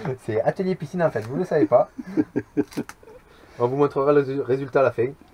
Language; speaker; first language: French; native; French